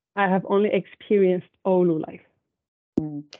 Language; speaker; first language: English; non-native, fluent; Spanish